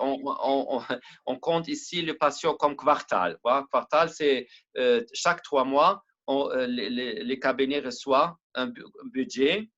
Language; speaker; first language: French; non-native, learner; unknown